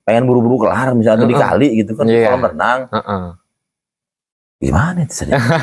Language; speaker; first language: Indonesian; native; Indonesian